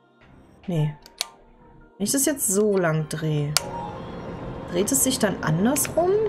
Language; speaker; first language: German; native; German